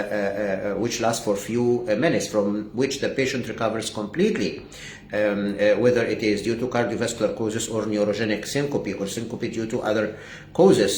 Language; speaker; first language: English; non-native, fluent; Arabic